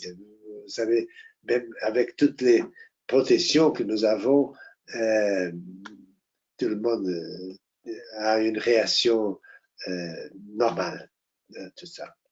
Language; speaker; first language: French; non-native, fluent; Portuguese